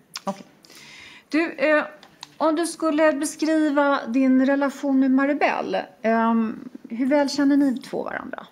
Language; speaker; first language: Swedish; native; Swedish